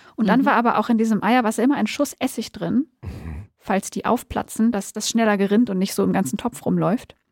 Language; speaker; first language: German; native; German